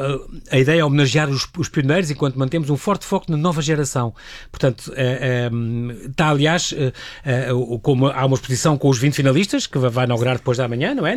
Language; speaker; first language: Portuguese; native; Portuguese